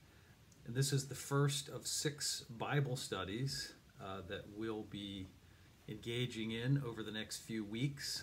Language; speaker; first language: English; native; English